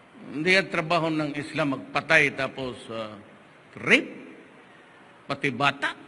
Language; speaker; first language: Filipino; non-native, local second language; Cebuano